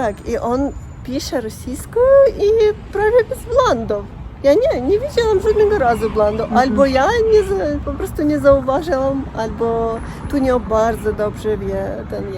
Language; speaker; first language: Polish; non-native, learner; Russian